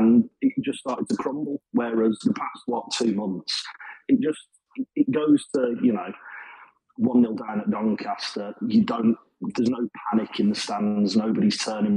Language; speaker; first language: English; native; English